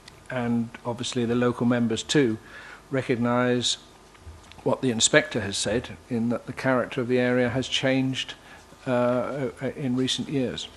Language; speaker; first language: English; native; English